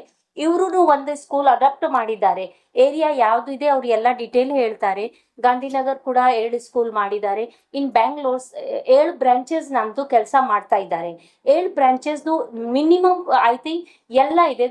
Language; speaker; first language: Kannada; non-native, local second language; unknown